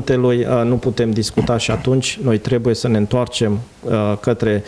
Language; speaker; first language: Romanian; native; Romanian